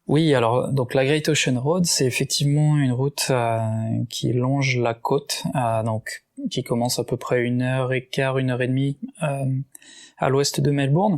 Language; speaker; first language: French; native; French